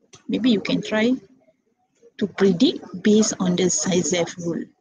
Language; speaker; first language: English; non-native, local second language; Malay